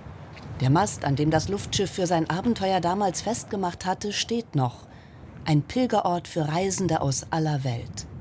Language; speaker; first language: German; native; German